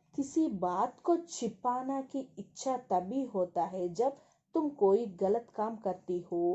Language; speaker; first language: Hindi; non-native, local second language; Telugu